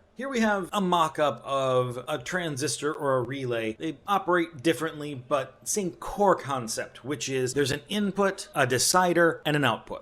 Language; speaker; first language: English; native; English